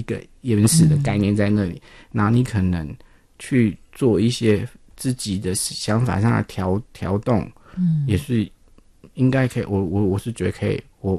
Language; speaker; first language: Chinese; non-native, local second language; Min Nan Chinese